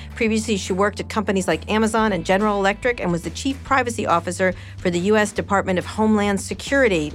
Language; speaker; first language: English; native; English